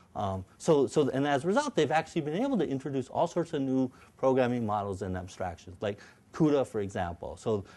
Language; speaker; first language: English; native; English